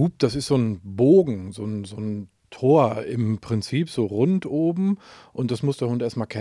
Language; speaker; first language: German; native; German